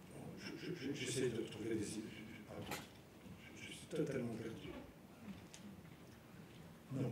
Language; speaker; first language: French; native; French